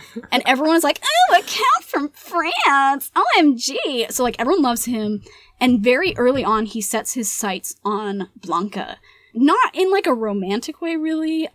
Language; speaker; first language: English; early bilingual, other home language; Spanish